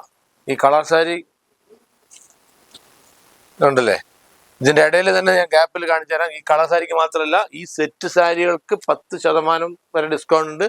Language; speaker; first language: Malayalam; native; Malayalam